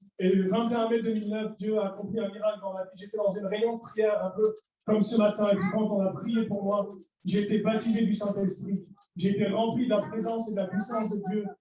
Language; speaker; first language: French; early bilingual, other home language; Arabic